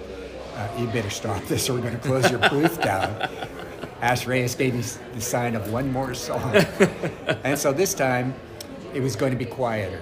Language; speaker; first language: English; native; English